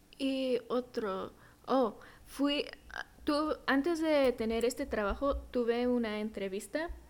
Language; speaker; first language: Spanish; early bilingual, heritage; Spanish